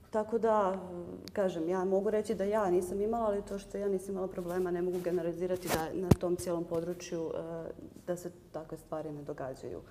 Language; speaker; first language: Croatian; early bilingual, other home language; Serbian